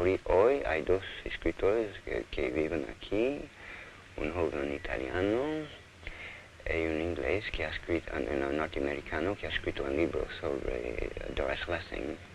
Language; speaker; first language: Spanish; non-native, fluent; English